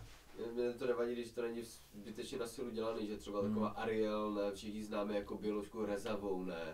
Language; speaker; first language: Czech; native; Czech